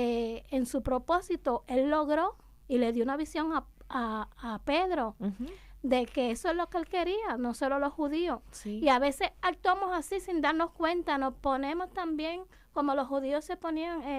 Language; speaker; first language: Spanish; native; Spanish